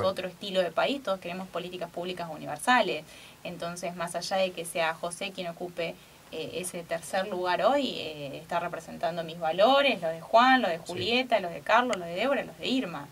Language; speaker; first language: Spanish; native; Spanish